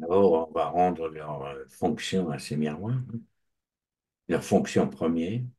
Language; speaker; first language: French; native; French